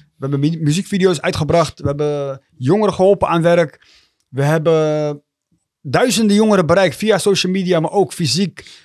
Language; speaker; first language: Dutch; early bilingual, other home language; Tigrinya